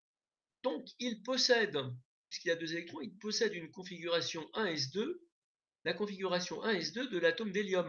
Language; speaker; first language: French; native; French